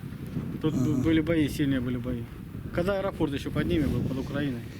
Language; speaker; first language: Russian; native; Russian